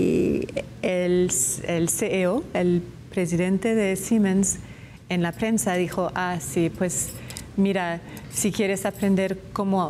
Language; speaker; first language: Spanish; non-native, fluent; English